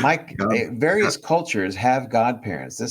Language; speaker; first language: English; native; English